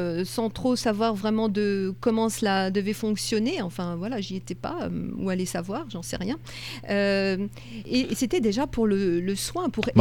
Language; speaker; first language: French; native; French